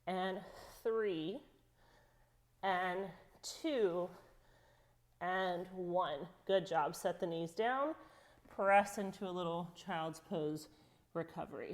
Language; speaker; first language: English; native; English